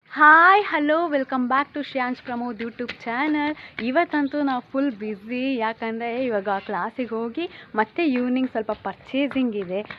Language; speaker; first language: Kannada; non-native, local second language; Malayalam